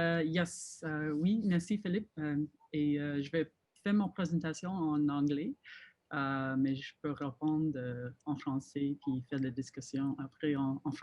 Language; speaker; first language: French; non-native, fluent; English